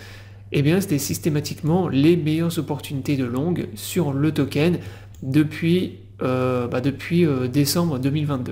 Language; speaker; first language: French; native; French